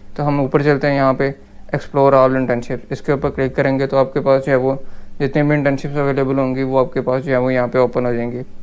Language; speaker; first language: Urdu; native; Urdu